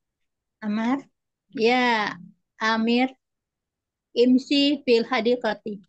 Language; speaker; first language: Arabic; non-native, learner; Indonesian